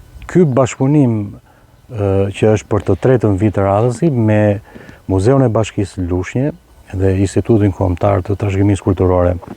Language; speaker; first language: Albanian; native; Albanian